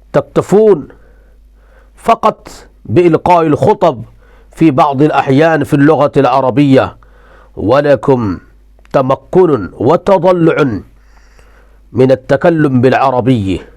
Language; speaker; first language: Arabic; non-native, fluent; Urdu